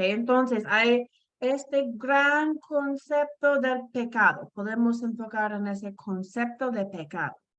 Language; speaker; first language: Spanish; non-native, fluent; English